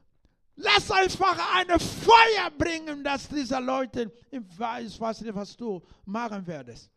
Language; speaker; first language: German; non-native, learner; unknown